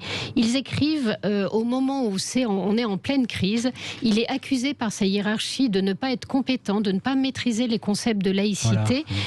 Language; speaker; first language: French; native; French